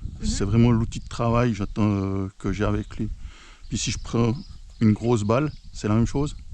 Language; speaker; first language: French; native; French